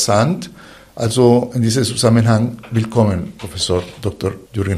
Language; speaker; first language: German; non-native, fluent; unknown